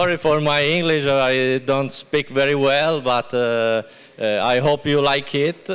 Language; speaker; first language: English; non-native, learner; Italian